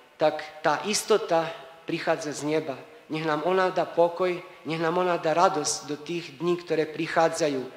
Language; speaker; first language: Slovak; native; Slovak